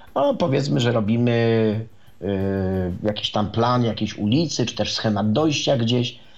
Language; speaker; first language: Polish; native; Polish